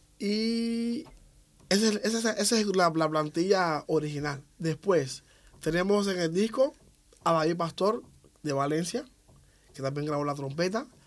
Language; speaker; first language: Spanish; native; Spanish